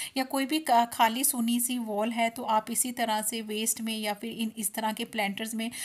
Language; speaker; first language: Hindi; non-native, local second language; Punjabi